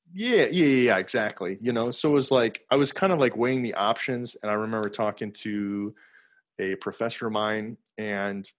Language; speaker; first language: English; native; English